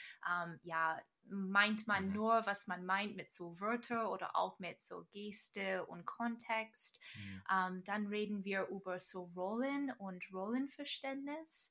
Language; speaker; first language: German; non-native, fluent; English